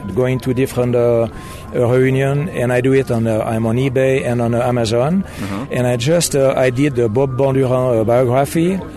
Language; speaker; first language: English; non-native, fluent; German